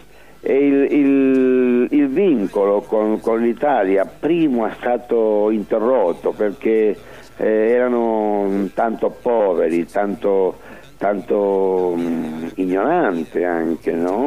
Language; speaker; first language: Italian; early bilingual, heritage; Spanish